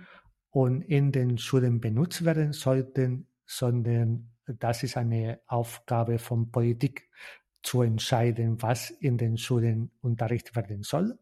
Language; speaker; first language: German; non-native, fluent; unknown